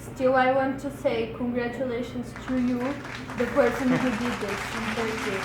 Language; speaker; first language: English; non-native, fluent; Portuguese